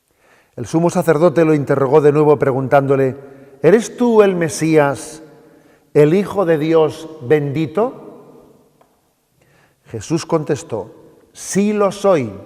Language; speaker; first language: Spanish; native; Spanish